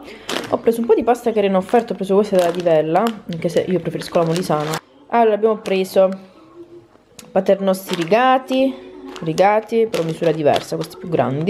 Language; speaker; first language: Italian; native; Italian